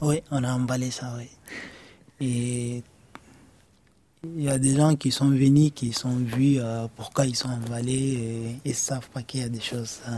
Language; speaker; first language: French; non-native, learner; Arabic